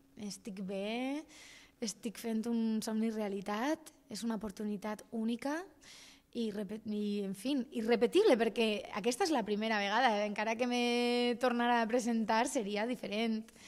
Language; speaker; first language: Catalan; non-native, local second language; Spanish